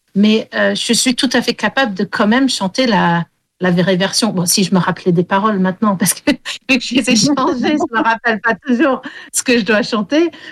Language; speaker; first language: French; early bilingual, heritage; English